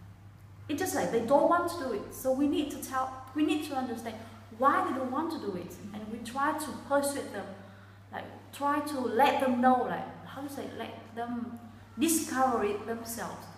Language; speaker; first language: English; non-native, fluent; Vietnamese